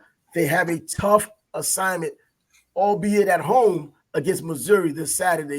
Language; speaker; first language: English; native; English